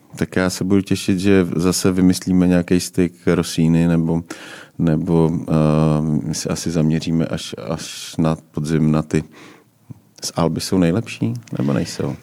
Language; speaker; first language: Czech; native; Czech